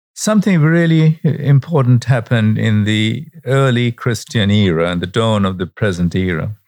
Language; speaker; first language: English; non-native, local second language; Sinhala